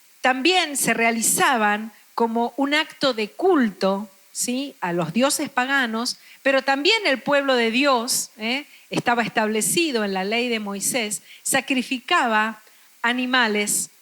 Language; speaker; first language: Spanish; native; Spanish